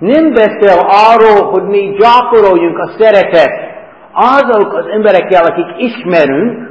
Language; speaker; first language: Hungarian; non-native, fluent; English